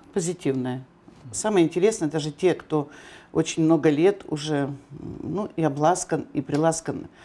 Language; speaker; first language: Russian; native; Russian